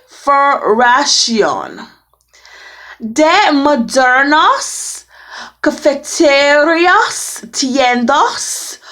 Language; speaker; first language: Spanish; non-native, learner; English